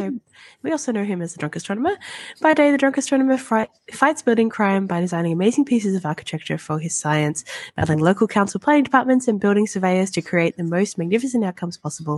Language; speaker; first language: English; native; English